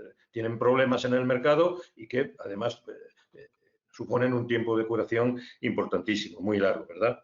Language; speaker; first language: Spanish; native; Spanish